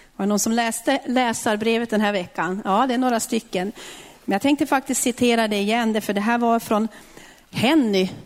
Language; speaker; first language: Swedish; native; Swedish